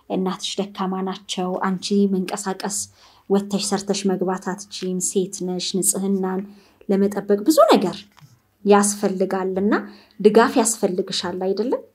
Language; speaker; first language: Amharic; native; Amharic